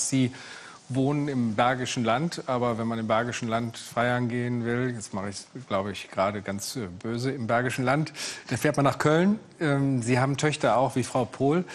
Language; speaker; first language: German; native; German